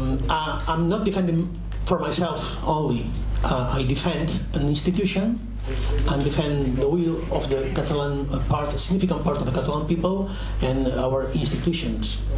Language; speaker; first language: English; non-native, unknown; Catalan